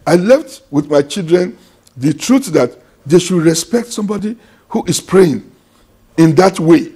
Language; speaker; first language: English; non-native, local second language; Yoruba